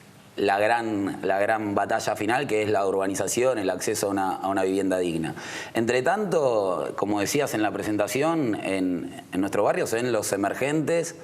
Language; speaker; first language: Spanish; native; Spanish